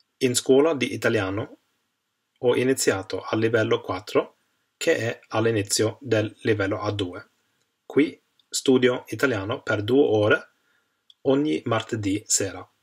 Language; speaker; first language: Italian; non-native, learner; Swedish